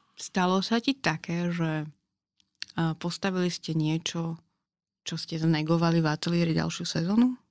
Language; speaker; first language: Slovak; native; Slovak